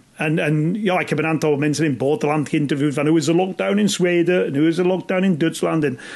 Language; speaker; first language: Dutch; non-native, fluent; English